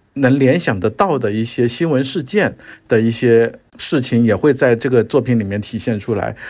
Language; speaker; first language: Chinese; native; Chinese